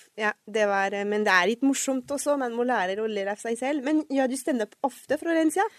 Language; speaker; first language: Norwegian; non-native, fluent; French